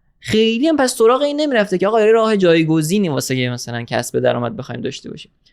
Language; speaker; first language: Persian; native; Persian